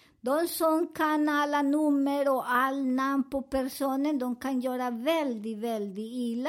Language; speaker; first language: Swedish; non-native, learner; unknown